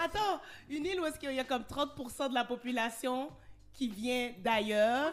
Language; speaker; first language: French; early bilingual, heritage; French